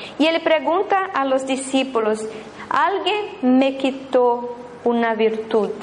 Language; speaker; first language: Spanish; non-native, fluent; Portuguese